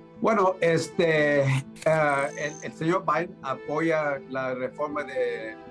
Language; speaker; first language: Spanish; early bilingual, heritage; Spanish